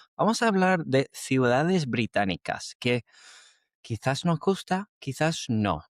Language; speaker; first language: Spanish; non-native, fluent; English